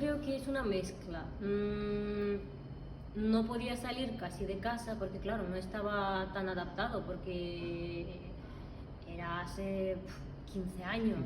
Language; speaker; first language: Spanish; non-native, fluent; Russian